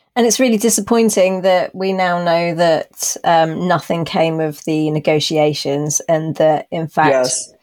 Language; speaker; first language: English; native; English